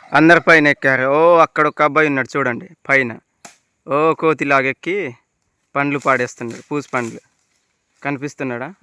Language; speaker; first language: Telugu; non-native, local second language; Koya